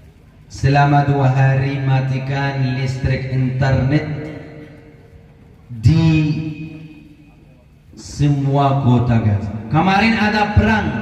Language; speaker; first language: Indonesian; non-native, fluent; Arabic